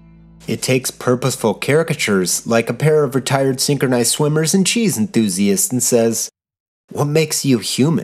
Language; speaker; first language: English; native; English